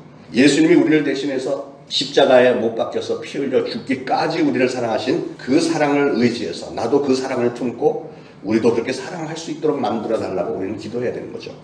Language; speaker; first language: Korean; native; Korean